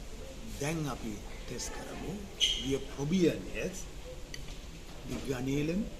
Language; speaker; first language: German; non-native, fluent; Sinhala